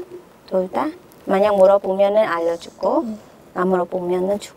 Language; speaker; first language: Korean; non-native, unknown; Khmer